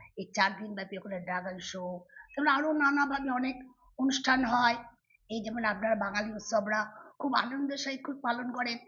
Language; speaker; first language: Bangla; non-native, local second language; Hakka Chinese